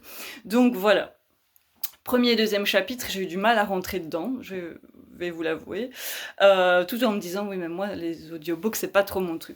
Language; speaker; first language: French; native; French